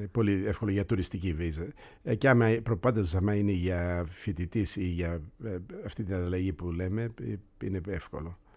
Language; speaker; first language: Greek; early bilingual, heritage; Greek